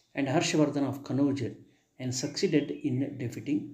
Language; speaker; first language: English; non-native, local second language; Kannada